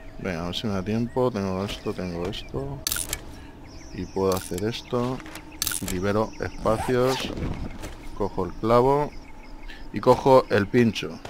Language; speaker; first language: Spanish; native; Spanish